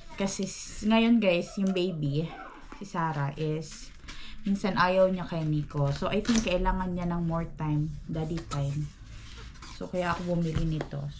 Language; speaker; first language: Filipino; non-native, local second language; Cebuano